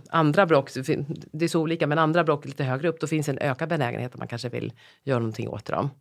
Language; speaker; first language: Swedish; native; Swedish